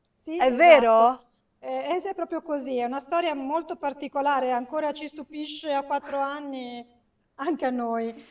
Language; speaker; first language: Italian; native; Italian